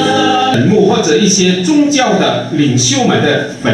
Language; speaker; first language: Chinese; early bilingual, heritage; Chinese